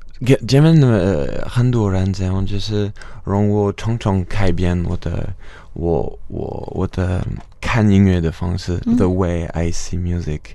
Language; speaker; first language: Chinese; non-native, fluent; French